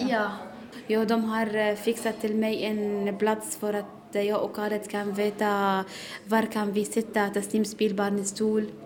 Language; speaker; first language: Swedish; non-native, learner; Arabic